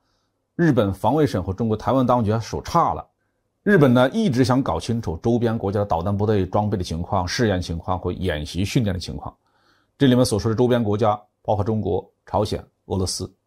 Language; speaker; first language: Chinese; native; Chinese